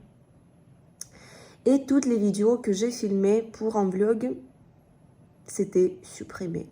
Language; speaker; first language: French; non-native, fluent; Russian